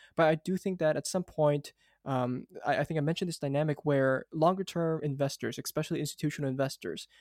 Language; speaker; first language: English; non-native, local second language; Cantonese